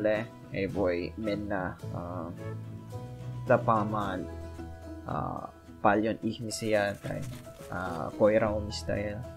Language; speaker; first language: Finnish; non-native, learner; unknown